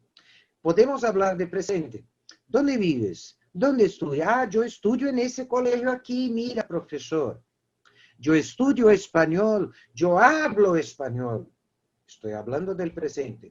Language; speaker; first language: Spanish; non-native, fluent; Portuguese